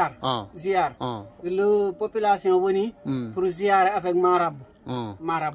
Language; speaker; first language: French; non-native, local second language; Wolof